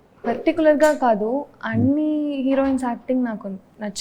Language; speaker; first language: Telugu; non-native, learner; Tamil